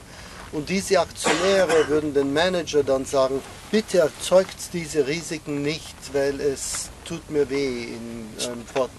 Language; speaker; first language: German; non-native, fluent; English